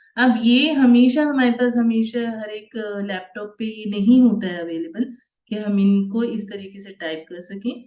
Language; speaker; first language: Hindi; native; Hindi